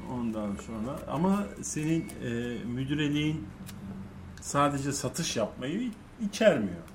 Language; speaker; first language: Turkish; native; Turkish